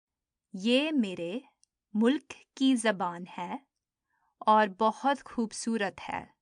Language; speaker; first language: Hindi; early bilingual, heritage; Urdu